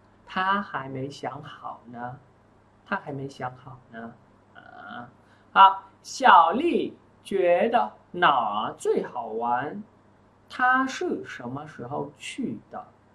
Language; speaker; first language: Chinese; non-native, fluent; Vietnamese